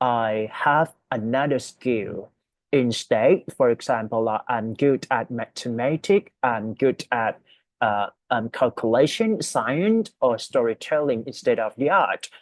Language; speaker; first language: English; non-native, fluent; Thai